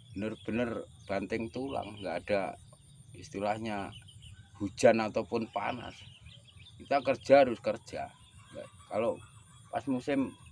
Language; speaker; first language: Indonesian; non-native, local second language; Javanese